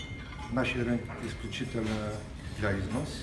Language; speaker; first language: Russian; non-native, learner; Bulgarian